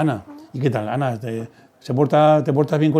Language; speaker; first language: Spanish; native; Spanish